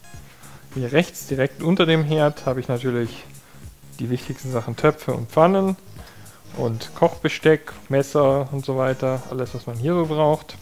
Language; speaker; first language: German; native; German